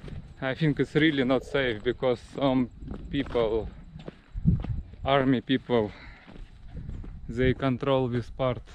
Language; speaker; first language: English; non-native, learner; Russian